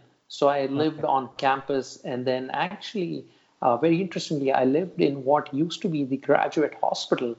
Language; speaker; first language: English; non-native, local second language; Marathi